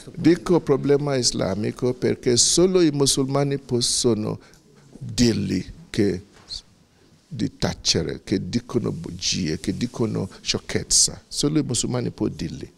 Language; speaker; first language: Italian; non-native, fluent; Yoruba